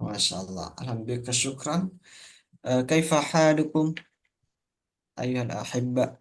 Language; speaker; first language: Arabic; non-native, fluent; Indonesian